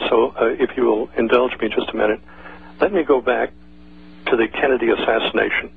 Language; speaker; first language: English; native; English